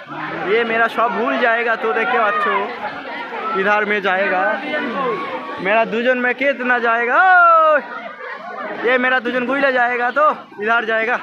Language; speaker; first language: Hindi; non-native, learner; Bangla